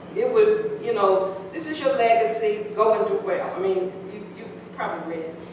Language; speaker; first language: English; native; English